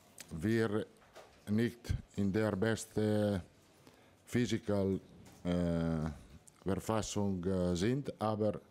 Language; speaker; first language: German; non-native, fluent; Italian